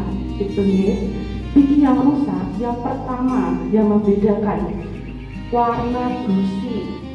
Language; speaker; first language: Indonesian; non-native, local second language; Javanese